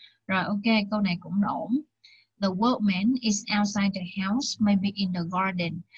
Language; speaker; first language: English; non-native, fluent; Vietnamese